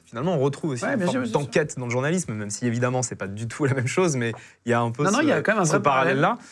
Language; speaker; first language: French; native; French